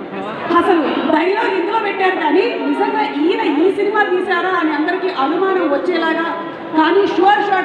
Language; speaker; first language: Telugu; native; Telugu